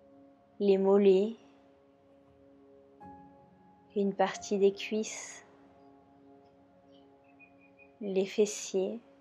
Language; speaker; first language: French; native; French